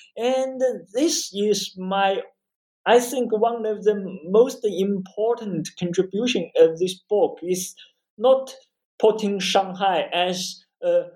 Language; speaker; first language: English; non-native, fluent; Chinese